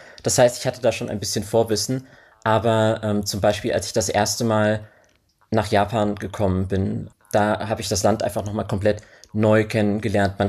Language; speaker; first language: German; native; German